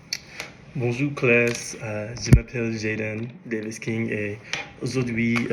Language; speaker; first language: French; non-native, learner; English